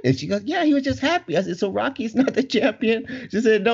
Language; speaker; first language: English; native; English